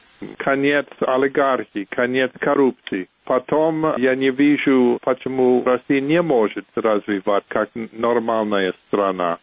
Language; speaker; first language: Russian; non-native, fluent; English